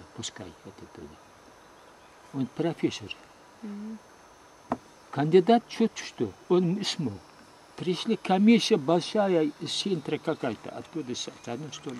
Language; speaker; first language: Russian; non-native, local second language; Uyghur